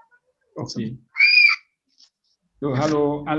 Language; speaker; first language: German; non-native, fluent; French